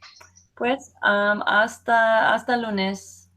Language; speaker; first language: Spanish; non-native, fluent; English